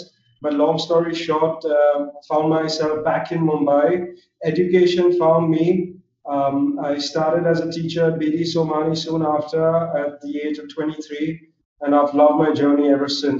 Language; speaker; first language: English; non-native, local second language; Gujarati